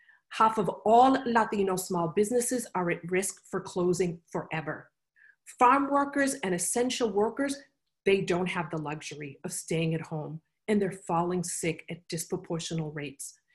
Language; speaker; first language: English; native; English